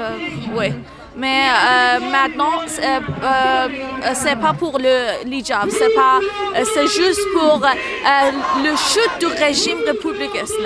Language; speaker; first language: French; non-native, fluent; Persian